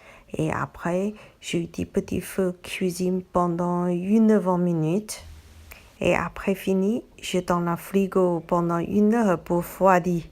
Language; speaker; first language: French; non-native, learner; Chinese